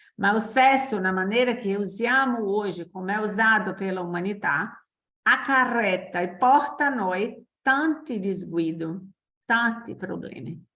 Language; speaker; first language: Italian; non-native, fluent; Portuguese